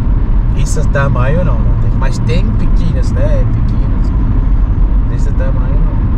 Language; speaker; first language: Portuguese; non-native, learner; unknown